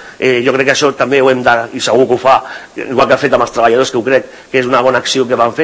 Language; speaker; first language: Catalan; native; Catalan